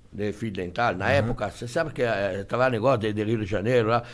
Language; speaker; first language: Portuguese; non-native, fluent; French